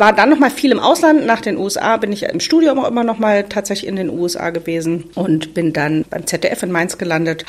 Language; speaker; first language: German; native; German